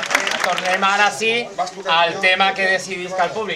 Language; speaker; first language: Catalan; native; Catalan